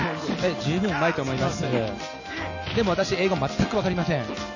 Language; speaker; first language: Japanese; native; Japanese